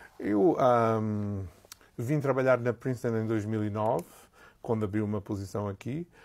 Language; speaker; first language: Portuguese; native; Portuguese